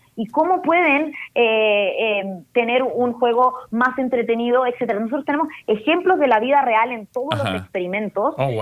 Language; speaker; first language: Spanish; native; Spanish